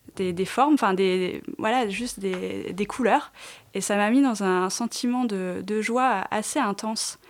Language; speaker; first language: French; native; French